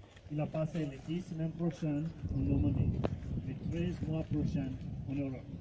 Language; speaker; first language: French; non-native, fluent; English